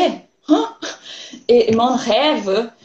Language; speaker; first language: French; non-native, learner; Portuguese